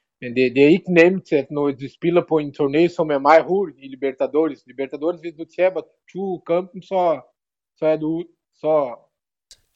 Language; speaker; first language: Danish; non-native, learner; Portuguese